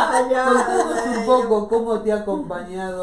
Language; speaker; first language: Spanish; native; Spanish